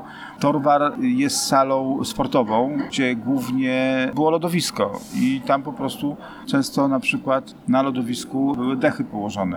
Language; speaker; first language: Polish; native; Polish